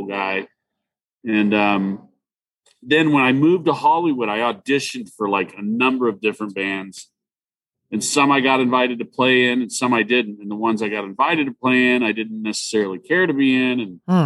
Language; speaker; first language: English; native; English